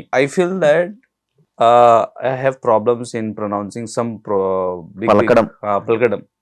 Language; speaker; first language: Telugu; non-native, learner; Hindi